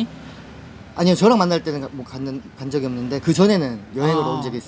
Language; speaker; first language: Korean; native; Korean